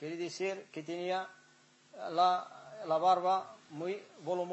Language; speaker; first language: Spanish; non-native, fluent; Arabic